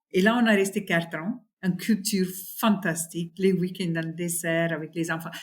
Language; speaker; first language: French; non-native, fluent; Afrikaans